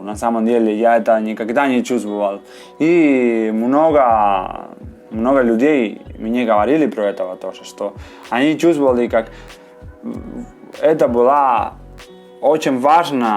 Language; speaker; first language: Russian; non-native, fluent; Spanish